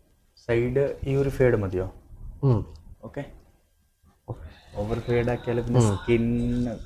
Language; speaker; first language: Malayalam; non-native, local second language; Punjabi